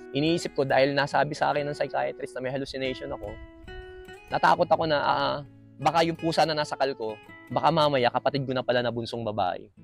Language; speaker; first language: Filipino; native; Filipino